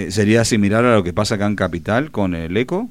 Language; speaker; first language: Spanish; native; Spanish